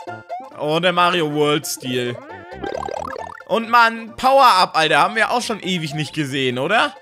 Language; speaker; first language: German; native; German